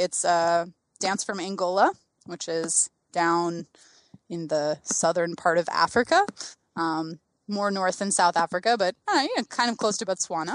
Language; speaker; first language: English; native; English